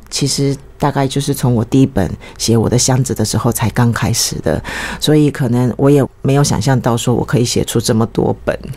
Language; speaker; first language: Chinese; early bilingual, other home language; Japanese